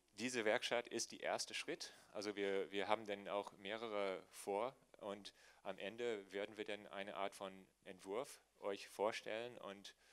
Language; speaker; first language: German; non-native, fluent; English